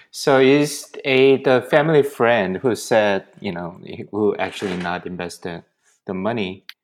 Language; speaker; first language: English; non-native, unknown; Korean